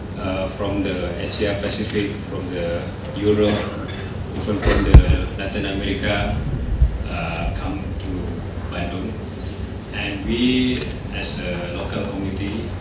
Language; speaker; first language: English; non-native, learner; Indonesian